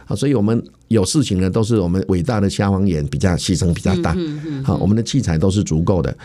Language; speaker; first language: Chinese; native; Chinese